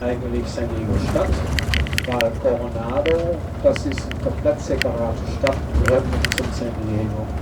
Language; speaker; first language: German; non-native, fluent; English